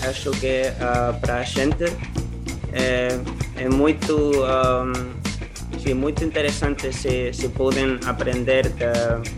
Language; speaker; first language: Portuguese; non-native, learner; Spanish